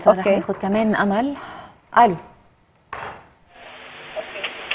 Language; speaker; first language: Arabic; native; Arabic